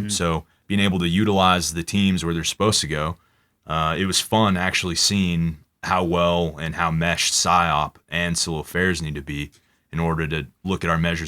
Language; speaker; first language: English; native; English